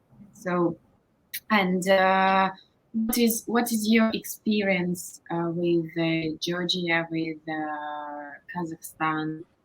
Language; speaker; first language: English; non-native, fluent; Russian